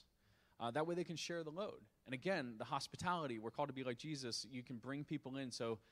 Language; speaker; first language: English; native; English